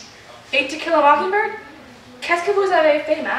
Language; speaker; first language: French; non-native, learner; English